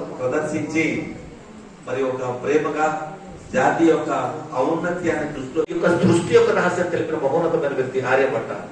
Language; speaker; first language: Telugu; non-native, local second language; Lambadi